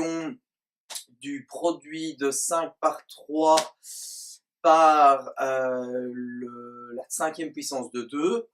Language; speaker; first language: French; native; French